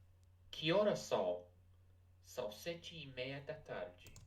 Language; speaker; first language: Portuguese; non-native, learner; English